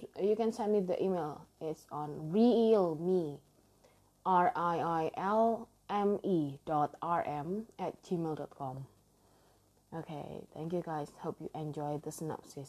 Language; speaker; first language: English; non-native, learner; Indonesian